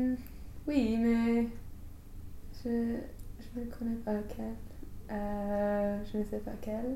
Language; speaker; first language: French; non-native, learner; English